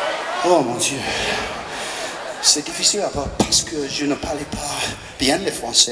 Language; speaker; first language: French; non-native, learner; English